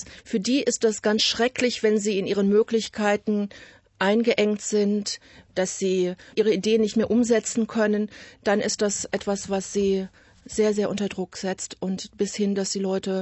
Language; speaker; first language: German; native; German